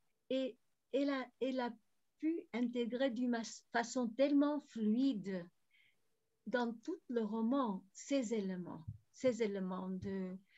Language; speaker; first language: French; non-native, fluent; Spanish